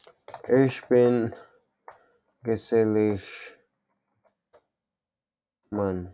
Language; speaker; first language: German; non-native, learner; Turkish